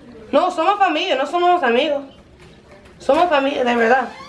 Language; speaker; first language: Spanish; non-native, fluent; English